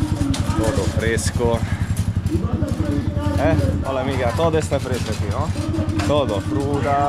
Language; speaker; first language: Spanish; non-native, learner; Italian